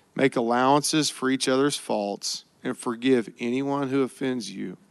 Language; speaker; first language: English; native; English